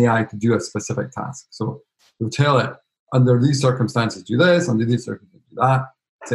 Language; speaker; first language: English; native; English